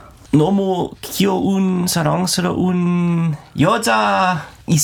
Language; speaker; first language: Korean; non-native, learner; German